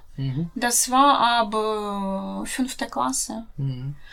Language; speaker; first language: German; non-native, learner; Russian